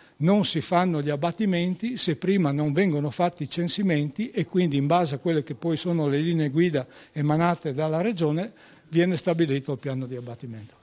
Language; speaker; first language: Italian; native; Italian